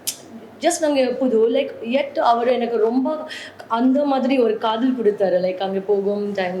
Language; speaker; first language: Tamil; non-native, learner; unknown